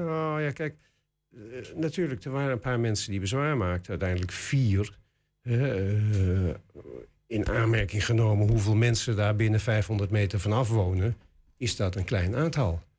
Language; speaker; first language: Dutch; native; Dutch